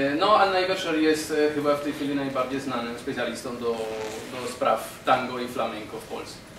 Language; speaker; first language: Polish; non-native, fluent; Spanish